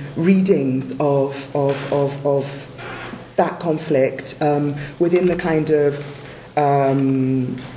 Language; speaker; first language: English; native; English